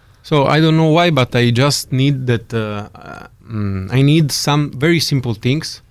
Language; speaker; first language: English; non-native, learner; Italian